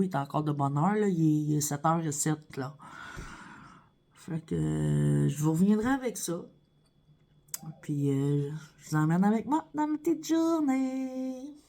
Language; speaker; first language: French; native; French